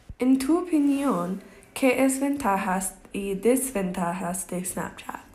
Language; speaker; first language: Spanish; non-native, learner; English